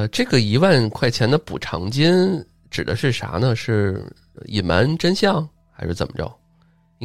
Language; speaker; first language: Chinese; native; Chinese